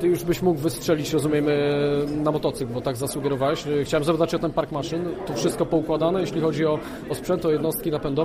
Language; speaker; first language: Polish; native; Polish